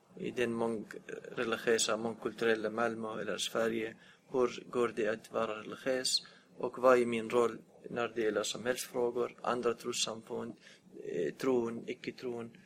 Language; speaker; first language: Swedish; non-native, fluent; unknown